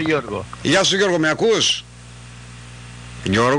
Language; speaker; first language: Greek; native; Greek